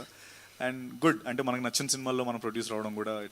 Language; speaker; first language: Telugu; native; Telugu